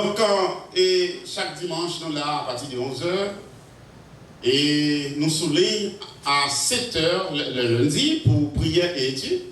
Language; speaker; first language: French; non-native, local second language; Haitian Creole